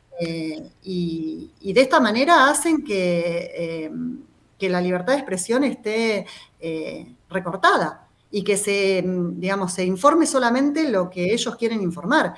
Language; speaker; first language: Spanish; native; Spanish